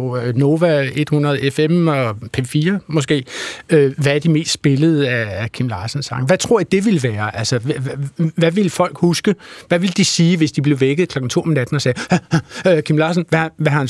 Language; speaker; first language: Danish; native; Danish